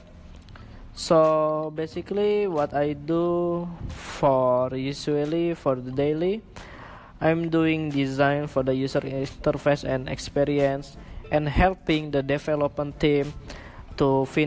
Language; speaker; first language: English; non-native, learner; Indonesian